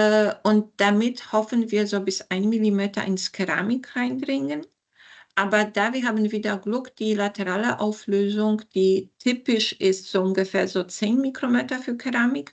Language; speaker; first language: German; non-native, fluent; Polish